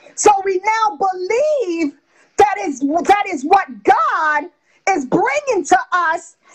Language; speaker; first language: English; early bilingual, other home language; French